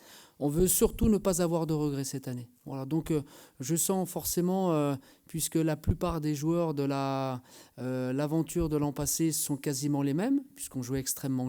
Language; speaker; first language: French; native; French